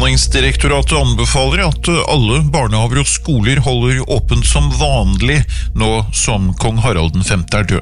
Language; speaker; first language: Norwegian; native; Norwegian